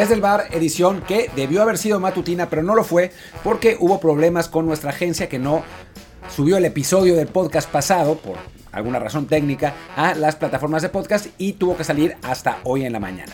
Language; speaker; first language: Spanish; native; Spanish